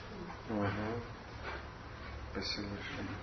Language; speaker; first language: Russian; native; Russian